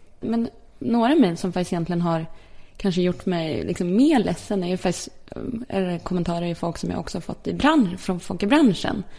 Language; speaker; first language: Swedish; early bilingual, other home language; Polish